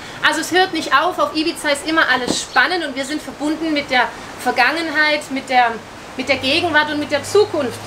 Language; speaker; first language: German; native; German